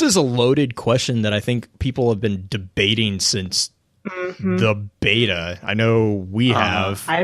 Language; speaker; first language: English; native; English